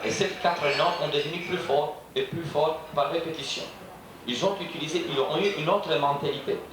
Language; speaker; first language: French; non-native, fluent; Romanian